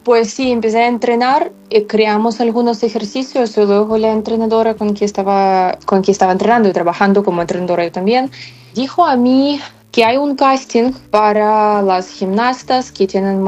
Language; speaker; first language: Spanish; non-native, fluent; Ukrainian